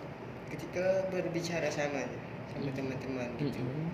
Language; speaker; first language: Indonesian; non-native, learner; Malay